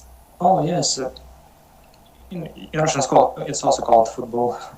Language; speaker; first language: English; non-native, learner; Russian